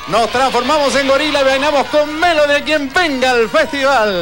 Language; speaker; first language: Spanish; native; Spanish